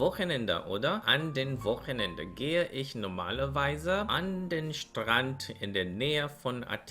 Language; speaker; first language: German; non-native, fluent; Korean